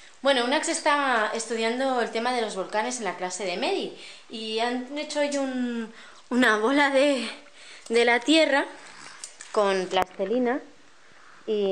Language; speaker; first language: Spanish; native; Spanish